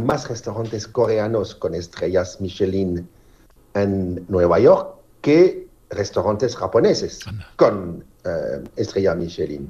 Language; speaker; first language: Spanish; non-native, learner; French